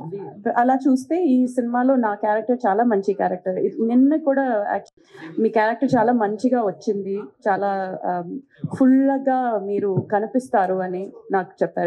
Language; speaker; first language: Telugu; non-native, fluent; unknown